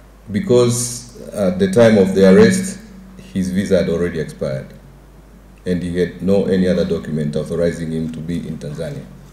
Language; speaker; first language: English; non-native, local second language; Swahili